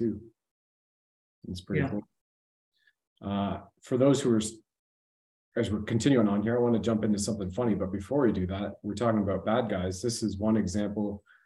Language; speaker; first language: English; native; English